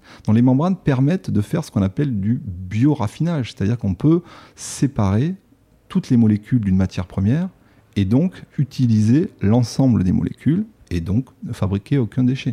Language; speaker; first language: French; native; French